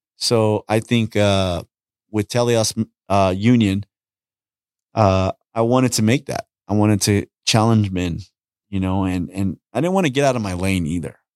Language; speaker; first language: English; native; English